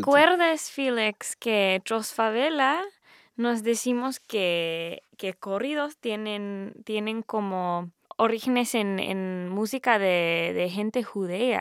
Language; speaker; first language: Spanish; early bilingual, heritage; Spanish